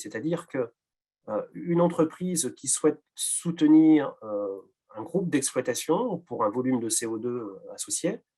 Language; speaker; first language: French; native; French